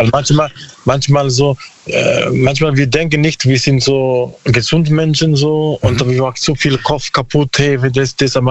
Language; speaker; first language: German; non-native, learner; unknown